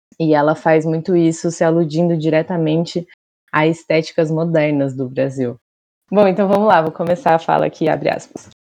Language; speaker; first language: Portuguese; native; Portuguese